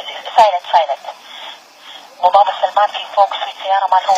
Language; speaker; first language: Arabic; native; Arabic